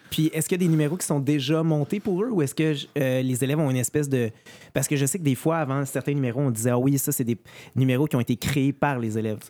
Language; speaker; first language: French; native; French